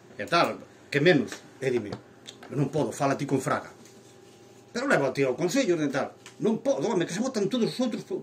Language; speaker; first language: Galician; native; Galician